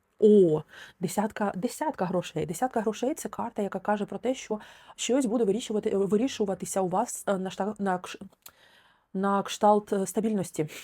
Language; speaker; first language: Ukrainian; non-native, local second language; Russian